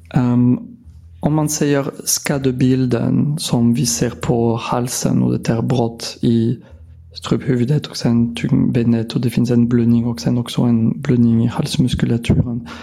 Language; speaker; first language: Swedish; non-native, fluent; French